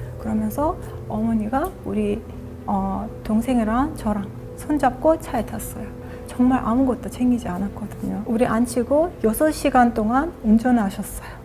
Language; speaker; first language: Korean; non-native, fluent; Azerbaijani